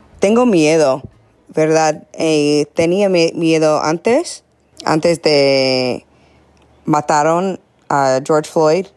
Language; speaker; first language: Spanish; non-native, learner; English